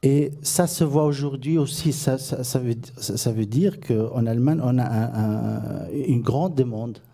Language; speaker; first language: French; non-native, fluent; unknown